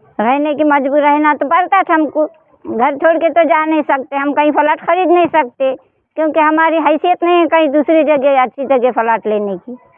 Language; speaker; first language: Hindi; non-native, local second language; Urdu